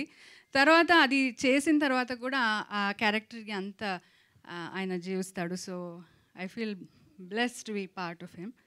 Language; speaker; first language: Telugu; non-native, local second language; Kannada